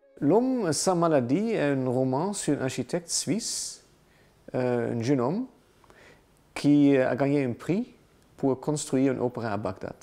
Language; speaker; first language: French; non-native, learner; Dutch